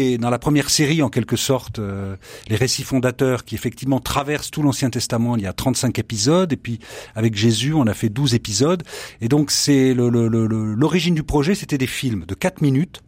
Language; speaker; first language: French; native; French